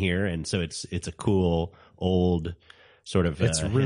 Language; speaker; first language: English; native; English